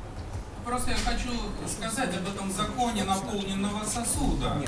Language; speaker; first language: Polish; non-native, learner; Russian